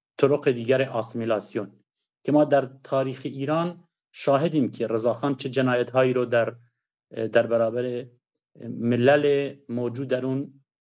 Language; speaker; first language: Persian; non-native, local second language; Kurdish